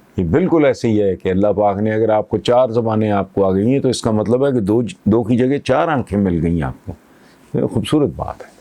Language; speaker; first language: Urdu; non-native, local second language; Punjabi